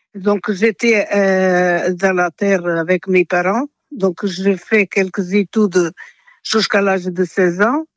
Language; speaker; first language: French; non-native, fluent; Portuguese